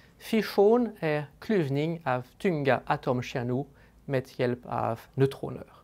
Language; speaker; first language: Swedish; non-native, fluent; French